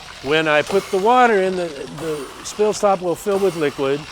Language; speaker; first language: English; native; English